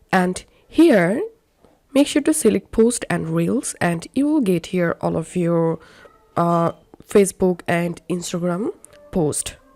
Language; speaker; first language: English; non-native, fluent; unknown